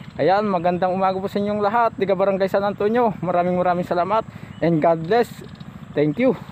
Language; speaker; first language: Filipino; non-native, local second language; Iloko